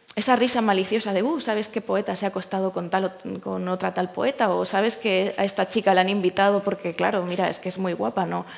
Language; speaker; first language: Spanish; native; Spanish